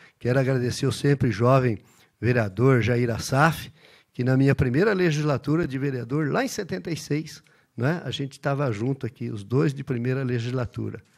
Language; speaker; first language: Portuguese; early bilingual, other home language; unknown